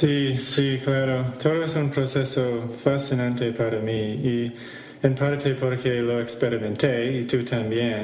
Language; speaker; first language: Spanish; non-native, fluent; English